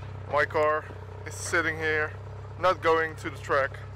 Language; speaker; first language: English; non-native, fluent; Dutch